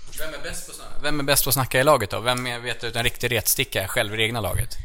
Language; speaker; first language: Swedish; native; Swedish